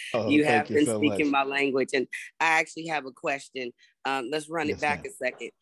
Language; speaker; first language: English; native; English